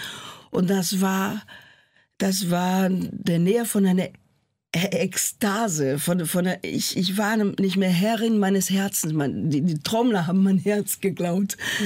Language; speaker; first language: German; non-native, fluent; Portuguese